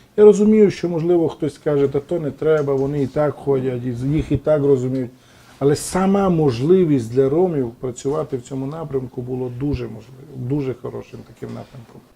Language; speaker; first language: Ukrainian; non-native, local second language; Romany